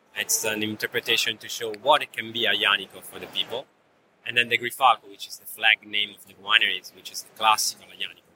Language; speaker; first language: English; non-native, fluent; Italian